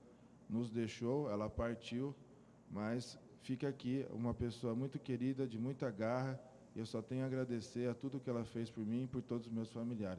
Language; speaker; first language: Portuguese; native; Portuguese